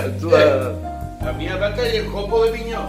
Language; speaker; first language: Portuguese; non-native, learner; Spanish